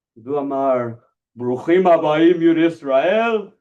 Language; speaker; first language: Hebrew; non-native, fluent; English